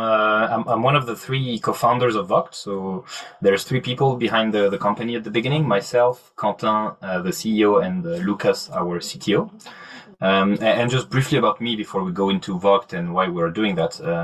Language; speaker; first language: English; non-native, fluent; French